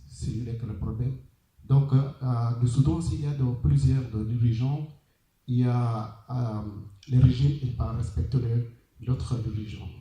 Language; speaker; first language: French; non-native, learner; Arabic